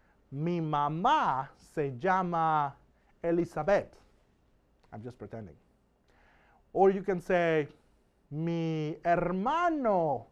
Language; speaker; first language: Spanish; non-native, fluent; English